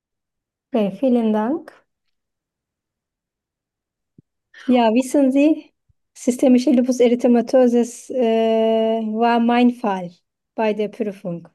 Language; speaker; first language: German; non-native, learner; Turkish